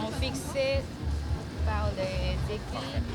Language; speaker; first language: French; non-native, learner; Chinese